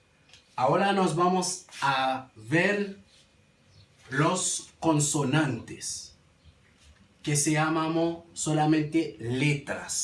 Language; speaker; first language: Spanish; non-native, learner; Haitian Creole